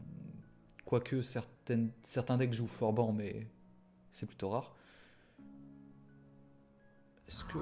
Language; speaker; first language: French; native; French